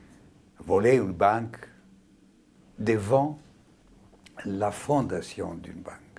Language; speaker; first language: French; non-native, fluent; Greek